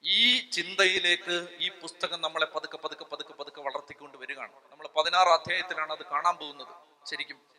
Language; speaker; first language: Malayalam; native; Malayalam